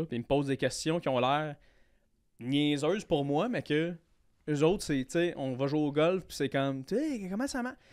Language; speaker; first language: French; native; French